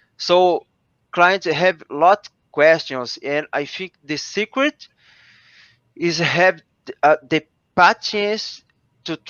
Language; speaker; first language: English; non-native, learner; Portuguese